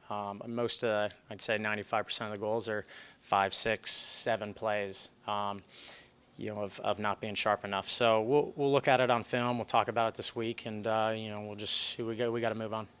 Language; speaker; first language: English; native; English